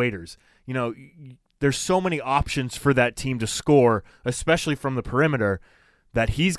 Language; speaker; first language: English; native; English